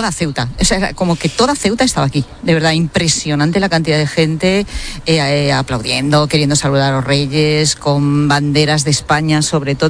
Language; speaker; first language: Spanish; native; Spanish